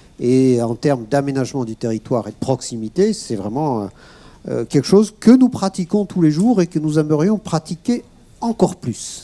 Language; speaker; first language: French; native; French